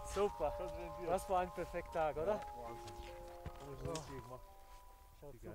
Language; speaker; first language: German; non-native, learner; Hebrew